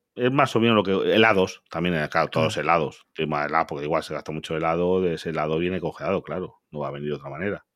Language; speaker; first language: Spanish; native; Spanish